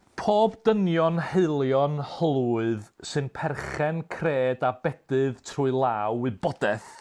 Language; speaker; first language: Welsh; native; Welsh